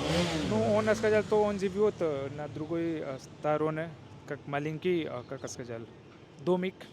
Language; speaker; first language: Russian; non-native, learner; Hindi